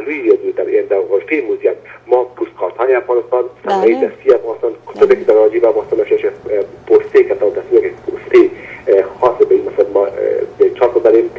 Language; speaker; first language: Persian; native; Persian